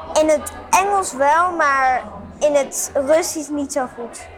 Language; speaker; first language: Dutch; early bilingual, other home language; English